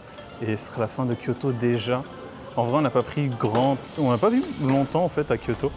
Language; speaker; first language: French; native; French